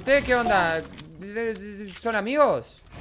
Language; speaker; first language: Spanish; native; Spanish